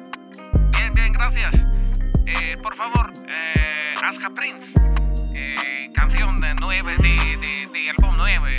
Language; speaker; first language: Spanish; non-native, learner; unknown